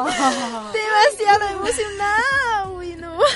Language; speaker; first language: Spanish; non-native, fluent; Chinese